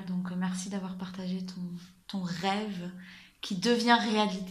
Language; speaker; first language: French; native; French